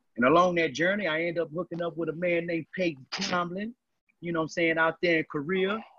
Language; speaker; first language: English; native; English